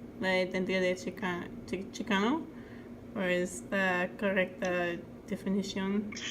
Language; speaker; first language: Spanish; non-native, learner; English